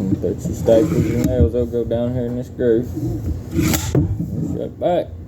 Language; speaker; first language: English; native; English